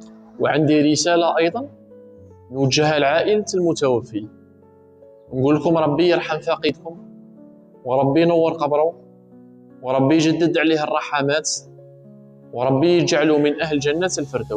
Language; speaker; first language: Arabic; native; Arabic